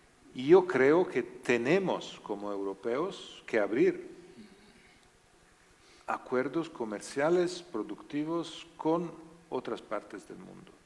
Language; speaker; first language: Spanish; non-native, learner; Italian